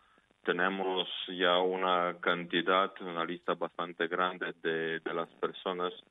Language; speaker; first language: Spanish; non-native, fluent; Ukrainian